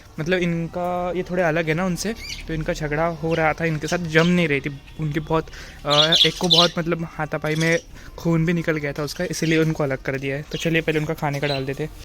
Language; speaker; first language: Hindi; non-native, local second language; Marathi